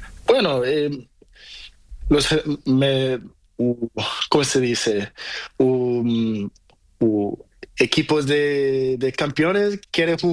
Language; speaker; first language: Spanish; non-native, learner; Portuguese